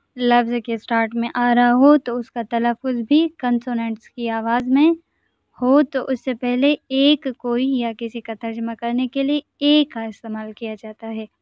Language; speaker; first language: Urdu; non-native, local second language; Sindhi